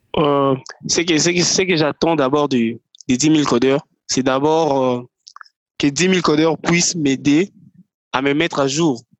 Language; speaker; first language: French; non-native, local second language; Lingala